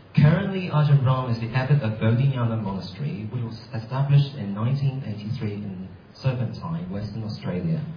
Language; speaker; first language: English; non-native, local second language; Cantonese